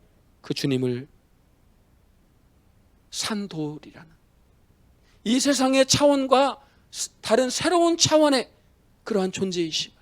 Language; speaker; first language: Korean; native; Korean